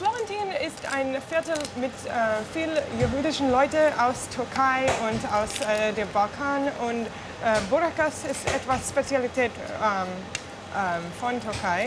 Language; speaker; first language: German; non-native, learner; Hebrew